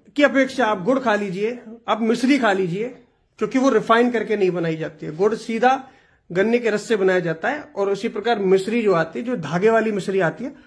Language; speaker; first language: Hindi; non-native, local second language; Gujarati